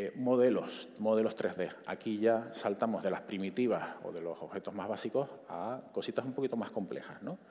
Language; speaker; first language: Spanish; native; Spanish